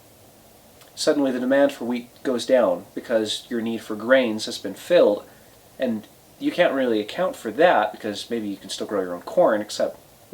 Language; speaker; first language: English; native; English